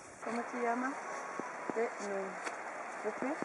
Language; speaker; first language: Spanish; non-native, learner; English